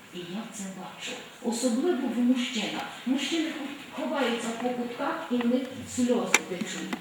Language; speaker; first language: Ukrainian; native; Ukrainian